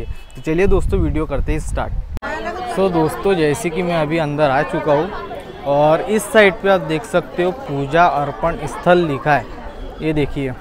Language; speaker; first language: Hindi; non-native, local second language; Marathi